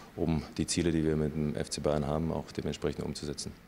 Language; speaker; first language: German; native; German